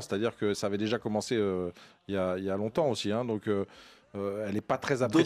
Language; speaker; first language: French; native; French